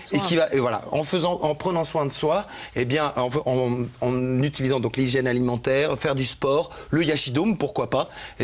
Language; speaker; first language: French; native; French